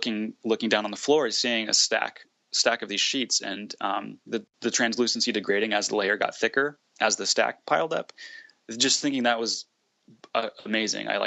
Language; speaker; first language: English; native; English